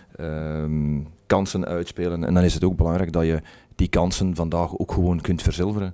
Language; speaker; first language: Dutch; native; Dutch